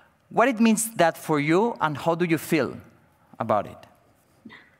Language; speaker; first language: English; non-native, fluent; Catalan